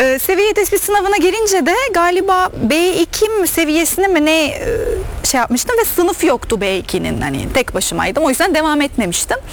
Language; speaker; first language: Turkish; non-native, fluent; Arabic